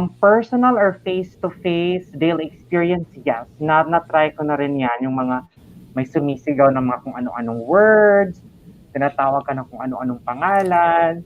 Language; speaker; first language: Filipino; non-native, local second language; Cebuano